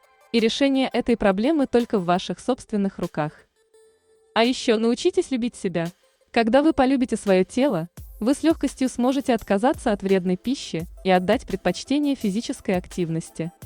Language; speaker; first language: Russian; native; Russian